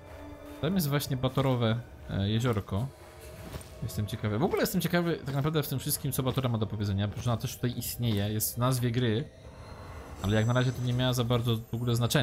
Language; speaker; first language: Polish; native; Polish